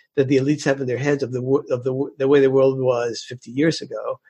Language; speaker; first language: English; early bilingual, other home language; Spanish